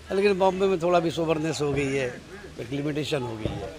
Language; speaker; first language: Hindi; native; Hindi